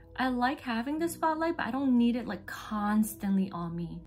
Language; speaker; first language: English; non-native, local second language; Cantonese